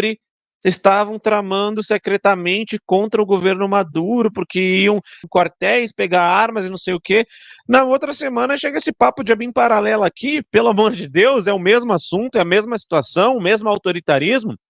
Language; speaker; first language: Portuguese; native; Portuguese